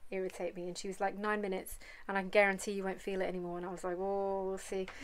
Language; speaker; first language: English; native; English